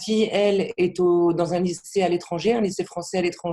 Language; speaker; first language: French; native; French